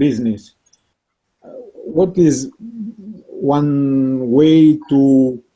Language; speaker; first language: English; non-native, learner; Italian